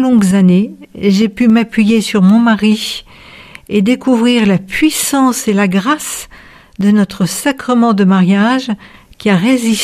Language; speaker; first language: French; native; French